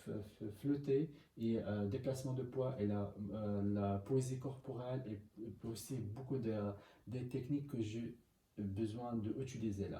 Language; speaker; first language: French; non-native, learner; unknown